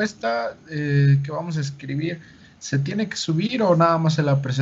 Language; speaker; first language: Spanish; native; Spanish